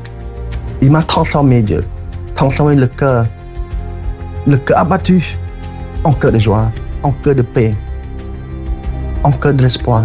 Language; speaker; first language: French; non-native, fluent; Khmer